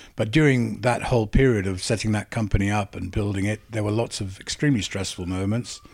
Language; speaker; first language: English; native; English